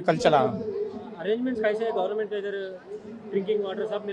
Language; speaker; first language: Hindi; non-native, local second language; Telugu